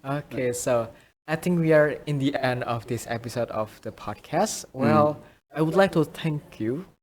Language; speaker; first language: English; non-native, fluent; Indonesian